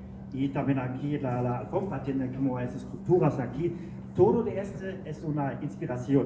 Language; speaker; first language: Spanish; non-native, learner; German